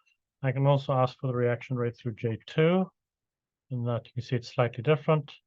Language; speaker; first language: English; native; English